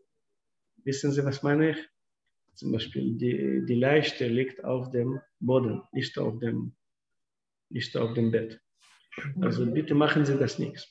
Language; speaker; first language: German; non-native, fluent; Russian